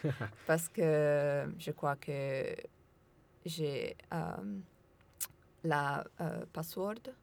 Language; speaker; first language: French; non-native, learner; Italian